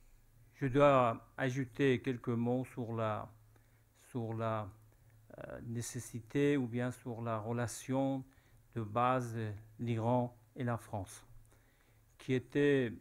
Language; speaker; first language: French; non-native, fluent; Persian